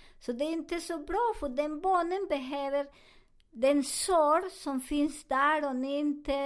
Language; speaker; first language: Swedish; non-native, learner; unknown